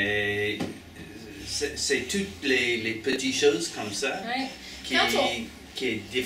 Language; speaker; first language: French; non-native, learner; English